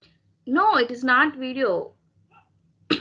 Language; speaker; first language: English; non-native, learner; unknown